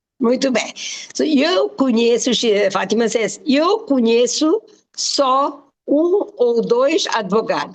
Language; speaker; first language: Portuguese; non-native, fluent; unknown